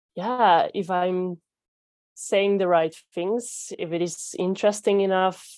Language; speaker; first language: English; non-native, fluent; Dutch